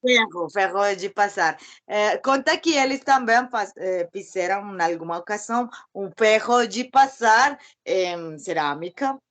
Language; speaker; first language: Portuguese; non-native, learner; Spanish